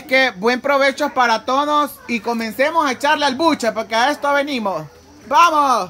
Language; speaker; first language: Spanish; native; Spanish